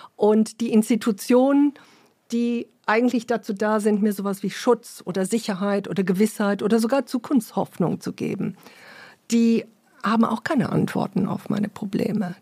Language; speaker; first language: German; early bilingual, other home language; English